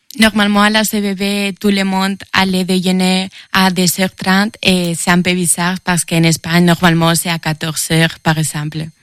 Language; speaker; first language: French; non-native, learner; Spanish